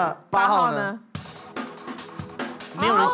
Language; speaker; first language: Chinese; native; Chinese